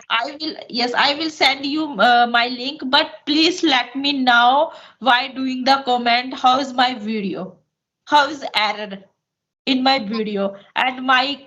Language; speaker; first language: English; non-native, local second language; Hindi